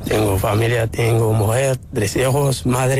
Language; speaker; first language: Spanish; non-native, learner; Arabic